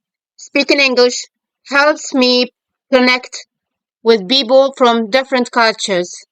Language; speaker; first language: English; non-native, fluent; Arabic